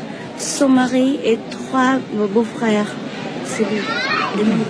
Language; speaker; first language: French; non-native, local second language; Vietnamese